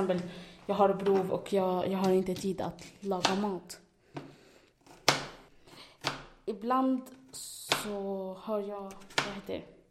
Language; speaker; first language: Swedish; non-native, fluent; Arabic